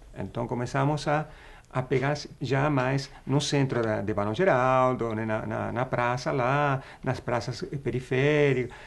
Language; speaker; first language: Portuguese; native; Portuguese